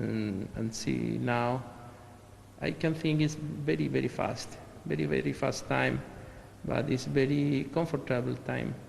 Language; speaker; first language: English; non-native, learner; Spanish